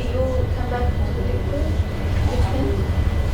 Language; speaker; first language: English; non-native, learner; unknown